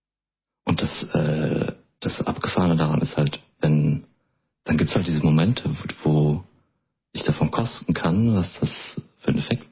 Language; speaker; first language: German; native; German